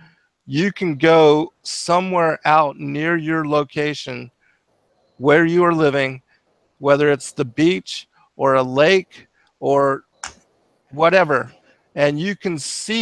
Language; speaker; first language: English; native; English